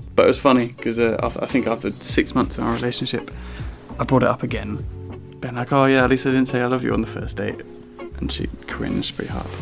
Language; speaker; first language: English; native; English